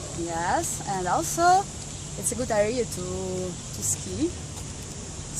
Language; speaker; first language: English; non-native, learner; Russian